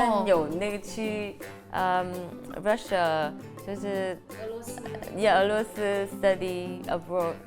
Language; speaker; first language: Chinese; non-native, learner; Vietnamese